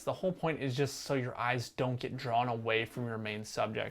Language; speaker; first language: English; native; English